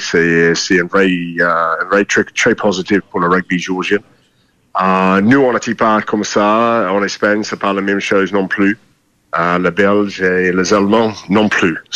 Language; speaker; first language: French; non-native, fluent; English